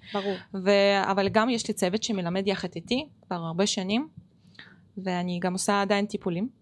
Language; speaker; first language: Hebrew; non-native, fluent; Russian